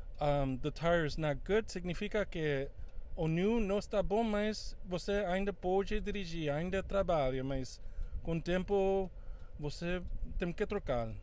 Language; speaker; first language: Portuguese; non-native, fluent; Spanish